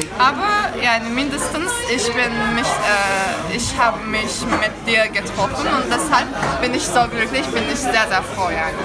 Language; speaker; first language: German; non-native, learner; Turkish